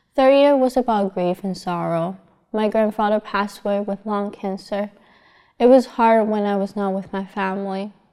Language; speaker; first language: English; non-native, fluent; Chinese